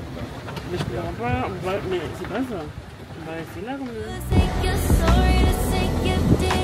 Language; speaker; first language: French; native; French